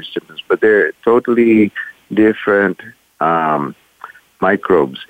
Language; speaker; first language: English; non-native, local second language; Filipino